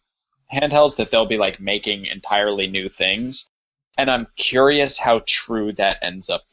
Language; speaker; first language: English; native; English